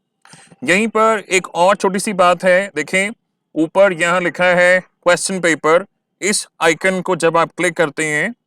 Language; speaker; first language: Hindi; native; Hindi